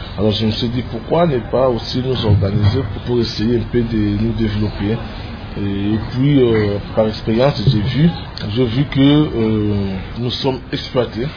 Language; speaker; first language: French; non-native, local second language; Lingala